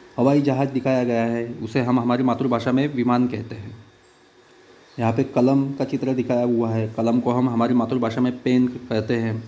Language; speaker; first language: Hindi; non-native, local second language; Marathi